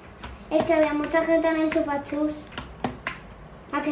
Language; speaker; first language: Spanish; native; Spanish